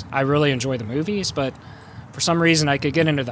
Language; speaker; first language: English; native; English